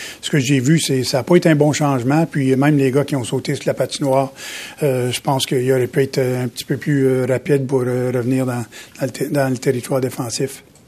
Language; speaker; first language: French; native; French